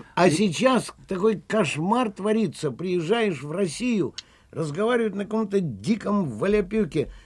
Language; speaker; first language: Russian; native; Russian